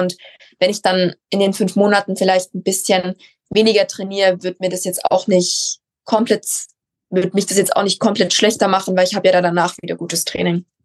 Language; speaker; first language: German; native; German